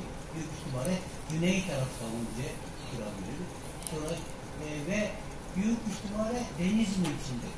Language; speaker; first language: Turkish; non-native, learner; Japanese